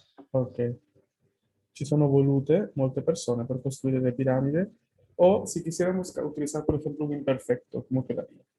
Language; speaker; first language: Italian; non-native, fluent; Spanish